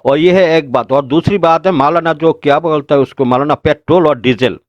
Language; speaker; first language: Hindi; non-native, local second language; Bangla